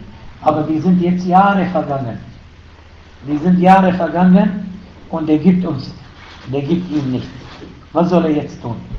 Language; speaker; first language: German; non-native, fluent; Arabic